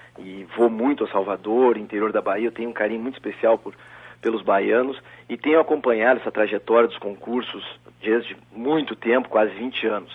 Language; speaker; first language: Portuguese; native; Portuguese